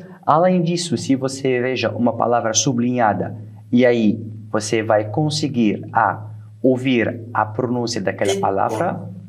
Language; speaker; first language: Portuguese; non-native, fluent; Arabic